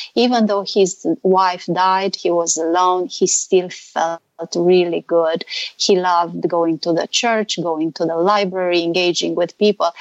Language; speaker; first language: English; non-native, fluent; Romanian